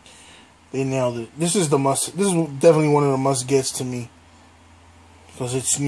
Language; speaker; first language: English; native; English